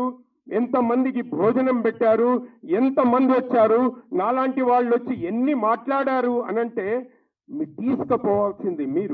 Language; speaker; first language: Telugu; native; Telugu